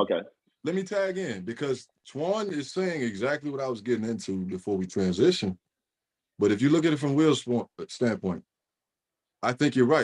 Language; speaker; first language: English; native; English